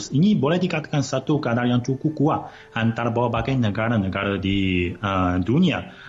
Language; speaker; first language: Malay; non-native, fluent; Chinese